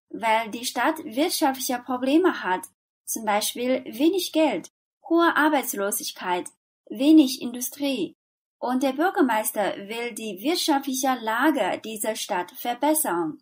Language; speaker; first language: German; non-native, fluent; Chinese